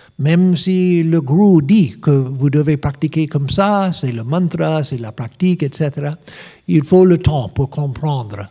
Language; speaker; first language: French; non-native, learner; English